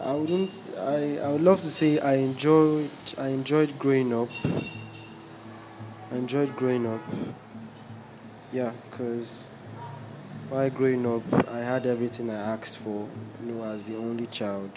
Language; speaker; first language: English; non-native, local second language; Igbo